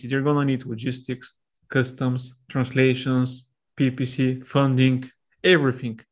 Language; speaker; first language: English; non-native, fluent; Bulgarian